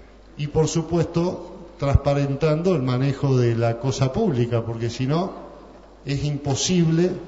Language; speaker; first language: Spanish; native; Spanish